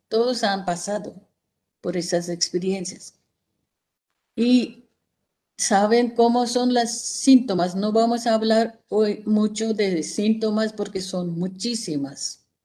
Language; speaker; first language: Spanish; non-native, fluent; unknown